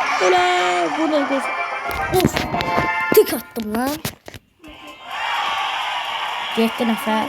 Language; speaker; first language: Turkish; non-native, learner; Azerbaijani